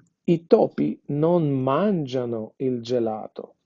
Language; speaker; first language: Italian; non-native, fluent; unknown